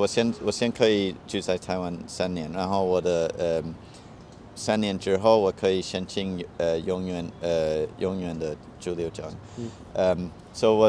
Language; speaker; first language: Chinese; non-native, learner; English